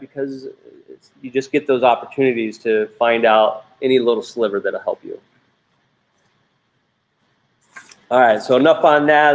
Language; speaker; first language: English; native; English